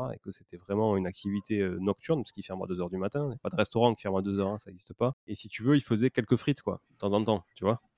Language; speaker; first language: French; native; French